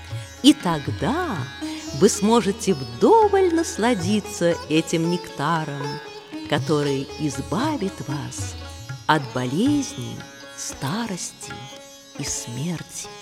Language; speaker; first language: Russian; native; Russian